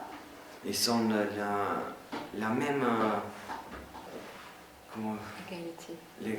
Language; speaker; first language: French; non-native, learner; Albanian